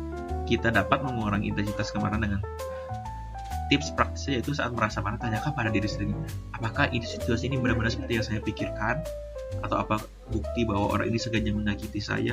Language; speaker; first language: Indonesian; native; Indonesian